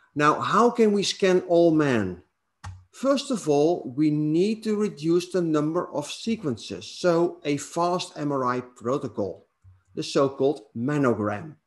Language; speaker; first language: English; non-native, fluent; Dutch